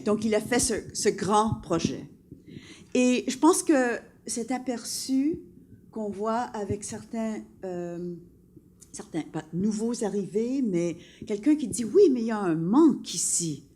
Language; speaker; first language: French; non-native, local second language; English